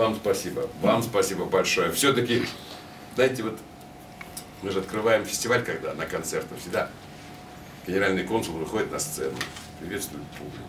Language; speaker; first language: Russian; native; Russian